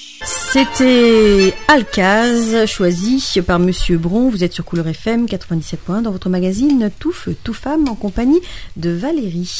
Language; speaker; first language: French; native; French